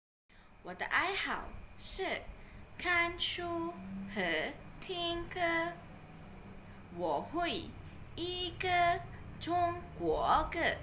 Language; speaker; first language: Chinese; non-native, learner; Malay